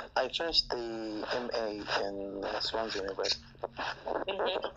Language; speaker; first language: English; non-native, fluent; Arabic